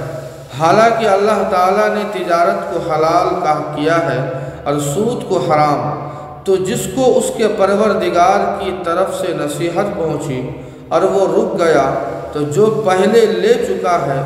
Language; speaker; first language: Urdu; native; Urdu